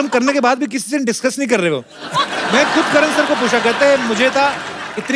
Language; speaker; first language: Hindi; native; Hindi